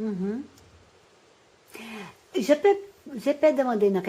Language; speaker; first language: French; non-native, learner; Portuguese